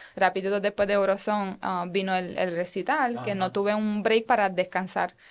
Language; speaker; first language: Spanish; non-native, fluent; Romanian